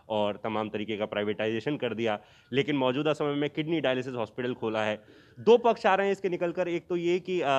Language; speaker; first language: Hindi; native; Hindi